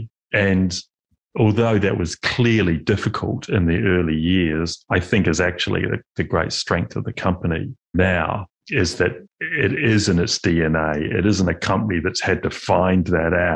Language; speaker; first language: English; native; English